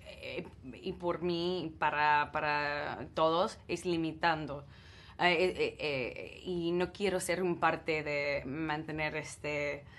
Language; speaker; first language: Spanish; non-native, learner; English